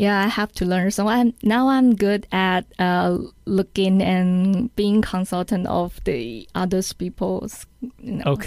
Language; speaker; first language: English; non-native, learner; Chinese